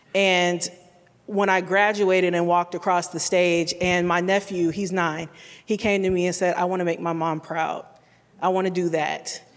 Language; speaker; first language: English; native; English